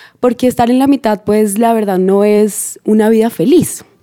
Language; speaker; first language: Spanish; native; Spanish